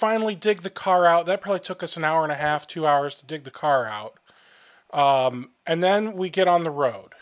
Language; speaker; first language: English; native; English